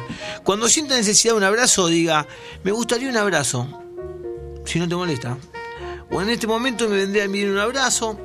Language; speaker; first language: Spanish; native; Spanish